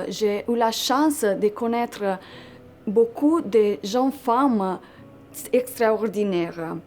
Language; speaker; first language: French; non-native, fluent; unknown